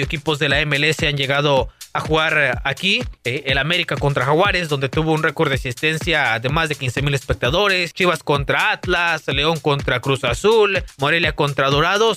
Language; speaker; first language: Spanish; native; Spanish